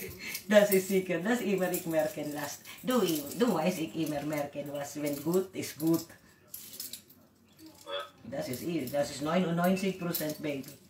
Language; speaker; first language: German; non-native, learner; Waray